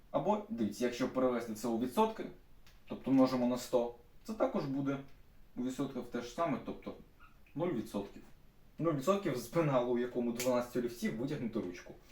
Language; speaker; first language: Ukrainian; non-native, local second language; Russian